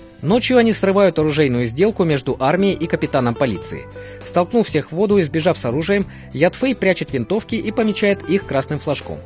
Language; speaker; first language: Russian; native; Russian